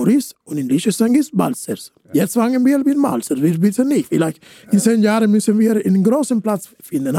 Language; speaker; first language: German; non-native, fluent; Spanish